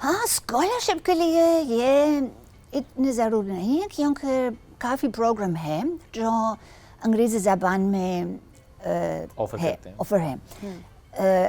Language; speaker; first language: Hindi; non-native, learner; German